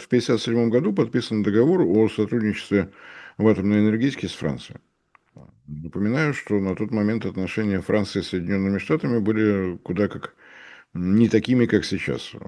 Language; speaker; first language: Russian; native; Russian